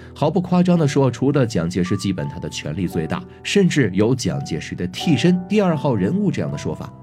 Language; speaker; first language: Chinese; native; Chinese